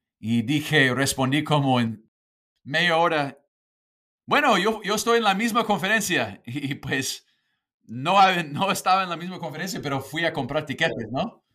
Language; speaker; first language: Spanish; non-native, fluent; English